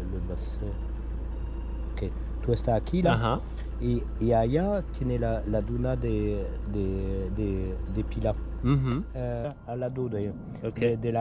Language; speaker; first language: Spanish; non-native, learner; French